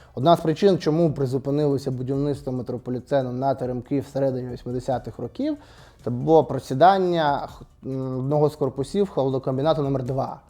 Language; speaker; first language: Ukrainian; native; Ukrainian